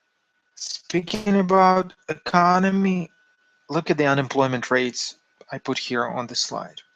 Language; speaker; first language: English; non-native, fluent; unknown